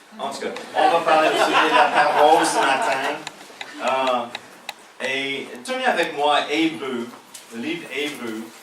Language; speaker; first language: French; non-native, fluent; English